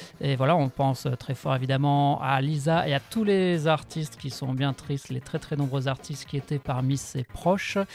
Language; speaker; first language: French; native; French